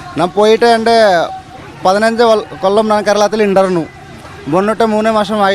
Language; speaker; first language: Malayalam; non-native, learner; Bangla